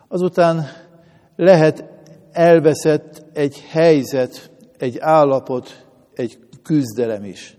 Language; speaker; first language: Hungarian; native; Hungarian